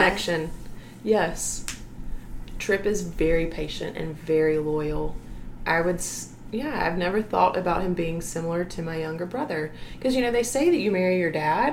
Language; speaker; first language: English; native; English